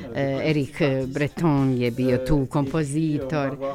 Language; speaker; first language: Bosnian; non-native, fluent; French